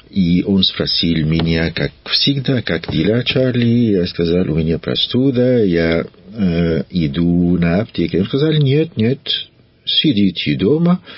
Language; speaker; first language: Russian; non-native, learner; French